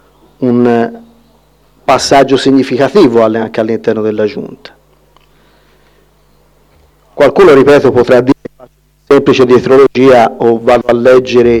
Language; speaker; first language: Italian; native; Italian